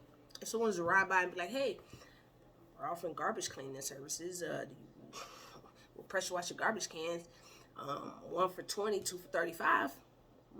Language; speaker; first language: English; native; English